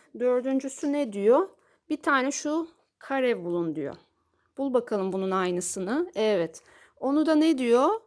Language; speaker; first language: Turkish; native; Turkish